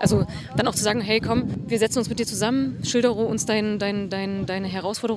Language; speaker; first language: German; native; German